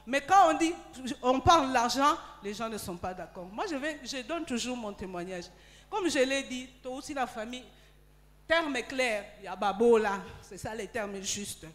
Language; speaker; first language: French; non-native, local second language; Lingala